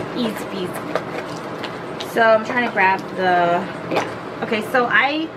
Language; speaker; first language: English; native; English